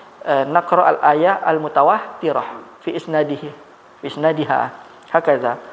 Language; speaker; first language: Arabic; non-native, fluent; Malay